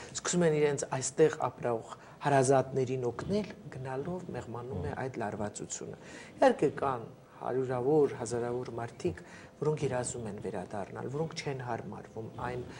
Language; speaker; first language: Armenian; native; Armenian